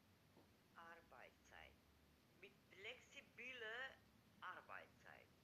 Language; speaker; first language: German; non-native, learner; Macedonian